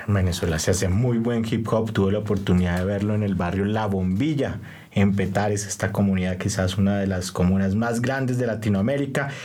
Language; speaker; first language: Spanish; native; Spanish